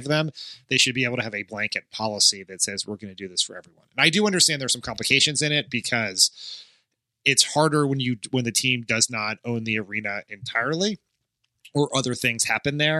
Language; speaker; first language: English; native; English